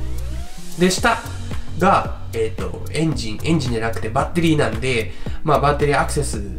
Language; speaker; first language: Japanese; native; Japanese